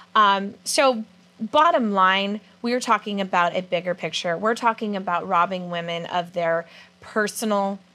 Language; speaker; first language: English; native; English